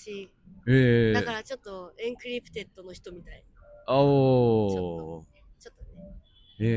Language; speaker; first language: Japanese; native; Japanese